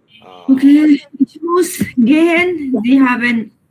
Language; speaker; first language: German; non-native, learner; Bangla